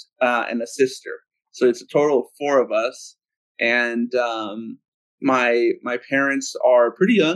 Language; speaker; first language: English; early bilingual, other home language; Spanish